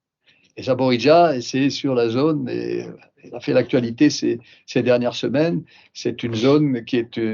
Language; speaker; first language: French; native; French